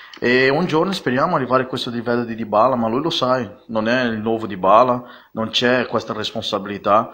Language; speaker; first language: Italian; non-native, fluent; Portuguese